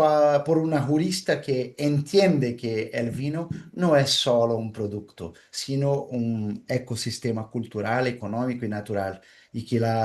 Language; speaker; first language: Spanish; non-native, fluent; Portuguese